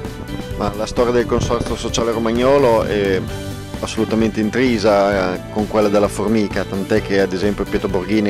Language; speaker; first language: Italian; native; Italian